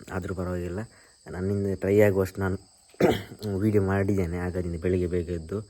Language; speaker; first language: Kannada; non-native, local second language; Tulu